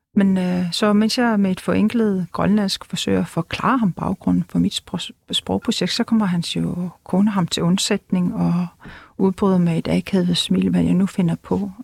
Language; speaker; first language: Danish; non-native, local second language; Kalaallisut